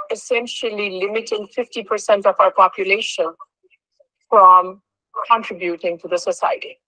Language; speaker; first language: English; non-native, local second language; Bangla